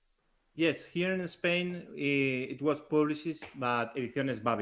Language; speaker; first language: English; non-native, learner; Spanish